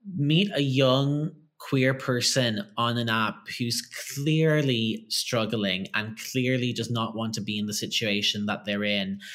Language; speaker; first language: English; native; English